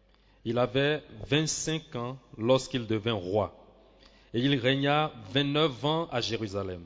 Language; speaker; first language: French; non-native, local second language; Swahili